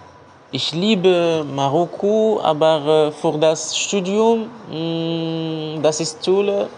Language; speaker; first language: German; non-native, learner; Arabic